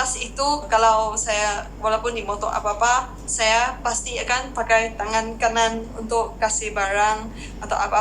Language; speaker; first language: Indonesian; non-native, fluent; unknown